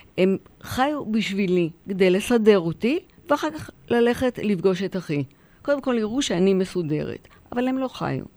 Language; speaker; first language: Hebrew; early bilingual, other home language; Polish